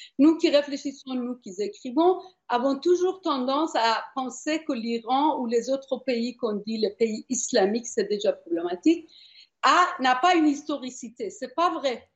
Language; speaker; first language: French; non-native, fluent; Persian